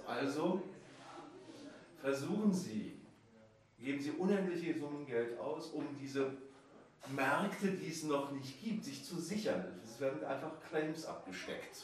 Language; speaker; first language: German; native; German